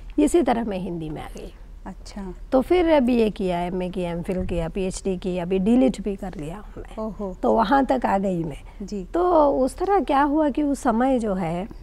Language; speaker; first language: Hindi; non-native, local second language; Malayalam